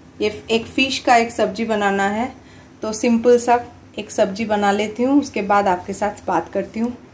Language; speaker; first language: Hindi; non-native, local second language; Bangla